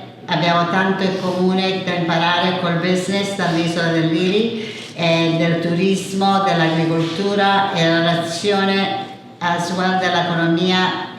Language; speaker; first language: Italian; early bilingual, heritage; English